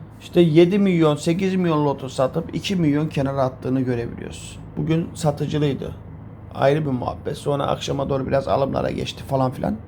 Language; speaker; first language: Turkish; native; Turkish